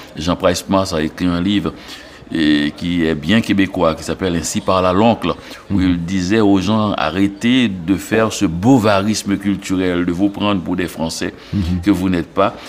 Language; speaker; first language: French; non-native, local second language; Haitian Creole